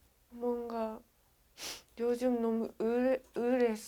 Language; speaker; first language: Korean; non-native, learner; Japanese